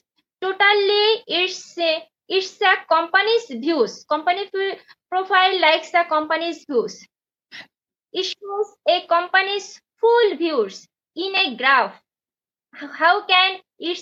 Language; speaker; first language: English; non-native, learner; Bangla